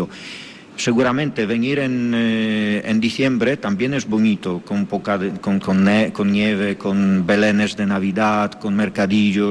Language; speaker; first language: Spanish; non-native, fluent; Polish